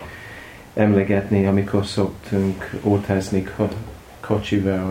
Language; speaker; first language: Hungarian; non-native, learner; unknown